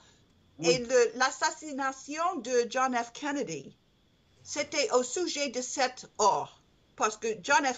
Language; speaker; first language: French; non-native, learner; English